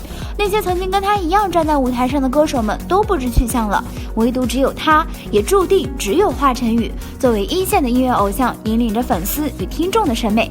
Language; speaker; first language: Chinese; native; Chinese